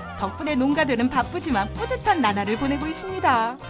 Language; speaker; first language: Korean; native; Korean